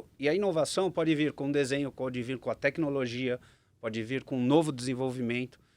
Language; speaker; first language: Portuguese; native; Portuguese